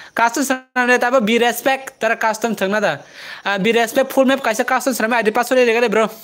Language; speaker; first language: Hindi; non-native, local second language; Kok Borok